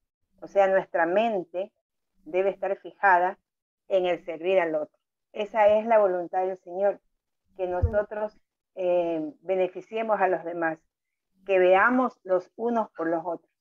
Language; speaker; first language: Spanish; native; Spanish